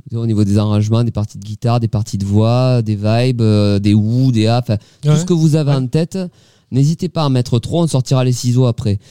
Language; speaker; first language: French; native; French